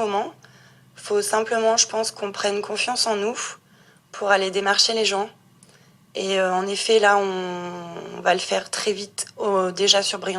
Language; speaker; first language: French; native; French